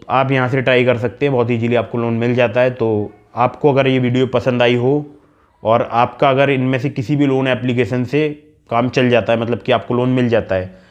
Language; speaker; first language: Hindi; native; Hindi